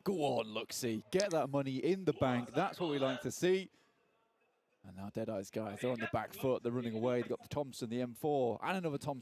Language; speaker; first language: English; native; English